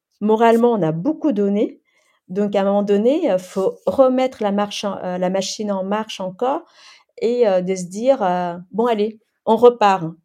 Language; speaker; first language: French; early bilingual, other home language; Khmer